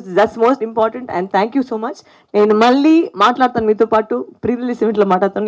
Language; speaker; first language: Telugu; non-native, local second language; Tamil